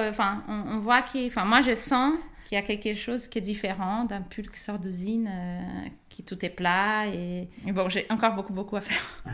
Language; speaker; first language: French; non-native, fluent; Portuguese